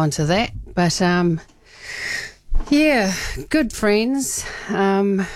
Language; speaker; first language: English; native; English